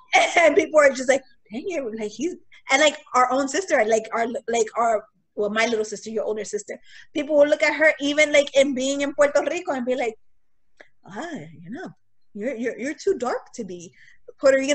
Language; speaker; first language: English; early bilingual, other home language; Spanish